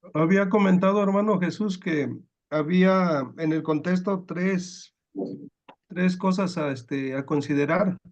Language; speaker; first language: Spanish; native; Spanish